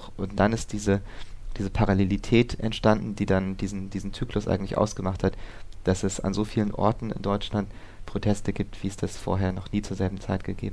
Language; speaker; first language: German; native; German